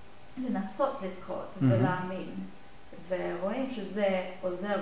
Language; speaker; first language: Hebrew; non-native, learner; English